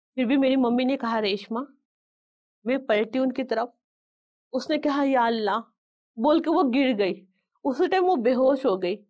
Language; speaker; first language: Hindi; non-native, local second language; Bangla